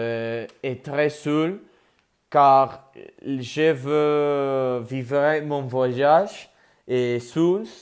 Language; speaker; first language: French; non-native, learner; Spanish